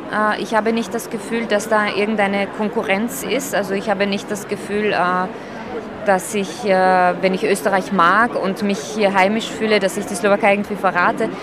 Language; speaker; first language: German; early bilingual, other home language; Slovak